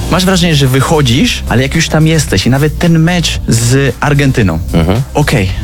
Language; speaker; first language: Polish; non-native, fluent; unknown